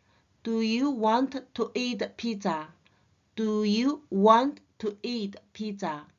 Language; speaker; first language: English; non-native, learner; Chinese